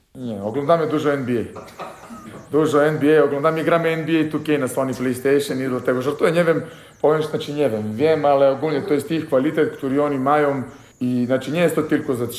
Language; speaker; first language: Polish; non-native, fluent; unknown